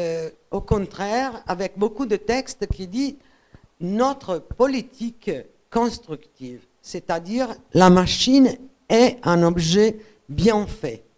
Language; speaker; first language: French; non-native, fluent; Italian